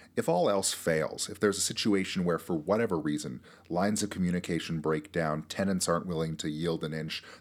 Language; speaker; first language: English; native; English